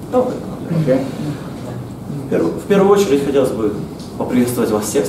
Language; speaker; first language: Russian; native; Russian